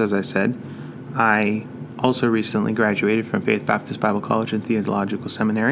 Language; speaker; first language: English; native; English